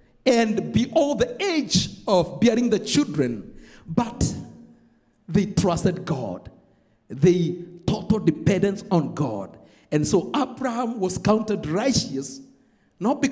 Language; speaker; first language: English; non-native, local second language; Swahili